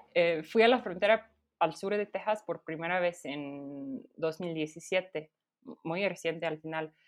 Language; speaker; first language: Spanish; non-native, fluent; English